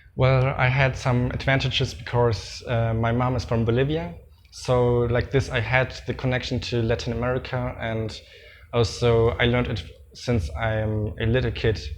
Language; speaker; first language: English; non-native, fluent; German